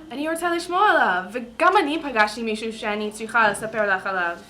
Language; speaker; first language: Hebrew; non-native, learner; English